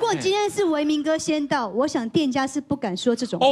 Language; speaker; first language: Chinese; native; Chinese